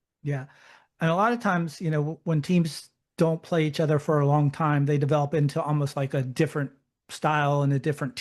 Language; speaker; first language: English; native; English